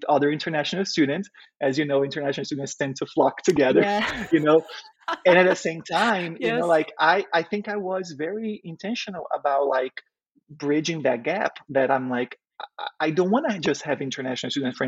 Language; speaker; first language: English; non-native, fluent; Portuguese